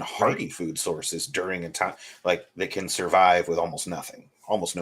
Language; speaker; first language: English; native; English